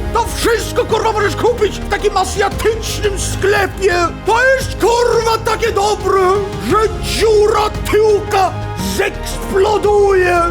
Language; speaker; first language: Polish; non-native, fluent; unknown